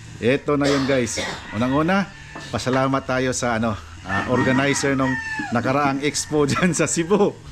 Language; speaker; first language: Filipino; native; Filipino